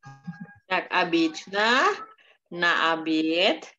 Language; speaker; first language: Russian; non-native, fluent; Indonesian